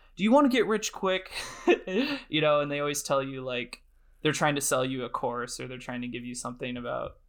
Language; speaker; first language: English; native; English